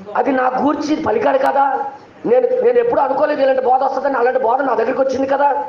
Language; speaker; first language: Telugu; non-native, local second language; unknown